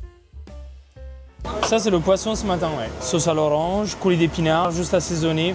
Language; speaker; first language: French; non-native, fluent; Italian